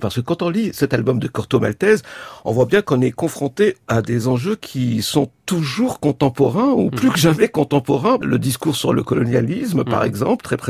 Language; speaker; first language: French; native; French